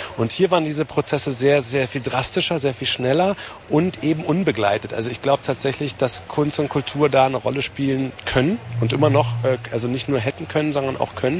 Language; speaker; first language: German; native; German